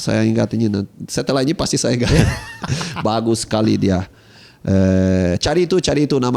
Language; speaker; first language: Indonesian; non-native, fluent; Portuguese